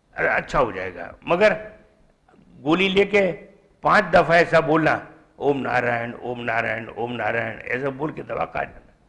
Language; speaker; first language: Hindi; non-native, local second language; Gujarati